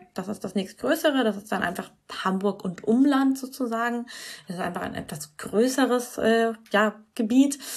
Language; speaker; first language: German; native; German